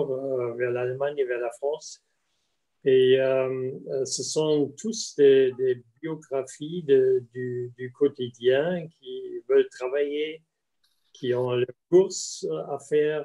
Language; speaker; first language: French; non-native, fluent; German